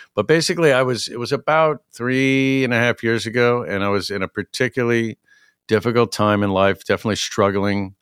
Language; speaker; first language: English; native; English